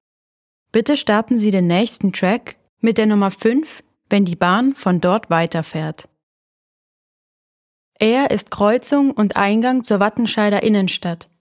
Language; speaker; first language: German; native; German